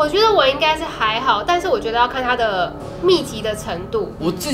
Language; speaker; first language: Chinese; native; Chinese